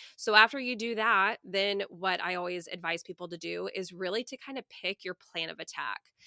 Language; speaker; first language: English; native; English